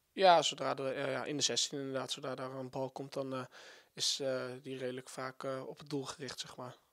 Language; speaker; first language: Dutch; native; Dutch